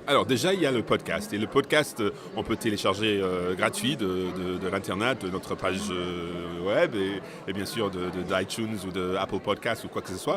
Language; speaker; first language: French; non-native, fluent; English